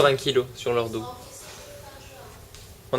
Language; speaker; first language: French; native; French